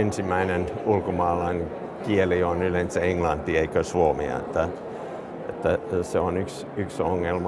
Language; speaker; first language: Finnish; non-native, fluent; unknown